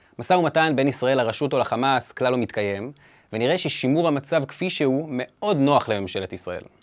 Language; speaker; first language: Hebrew; native; Hebrew